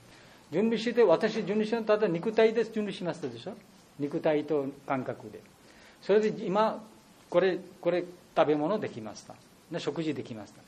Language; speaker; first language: Japanese; non-native, learner; Bangla